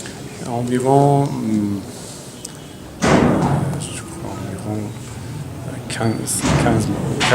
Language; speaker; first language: French; non-native, learner; Azerbaijani